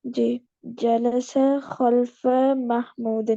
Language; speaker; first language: Arabic; non-native, learner; Urdu